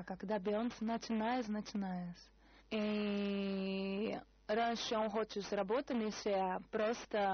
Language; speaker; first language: Russian; non-native, learner; Portuguese